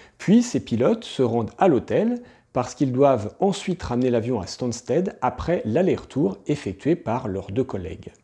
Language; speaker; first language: French; native; French